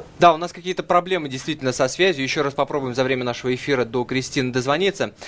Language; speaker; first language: Russian; native; Russian